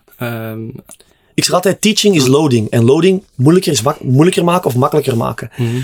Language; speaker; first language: Dutch; native; Dutch